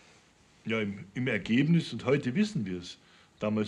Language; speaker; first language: German; native; German